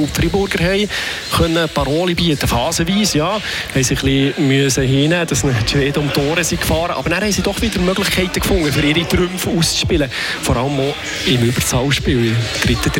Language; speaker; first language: German; native; German